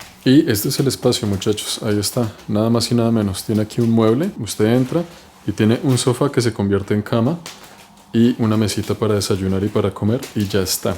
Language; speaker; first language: Spanish; native; Spanish